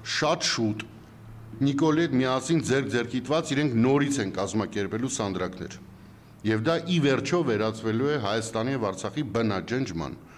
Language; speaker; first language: Armenian; native; Armenian